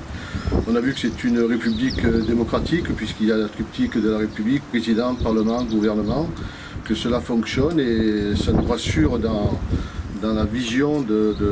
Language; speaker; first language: French; native; French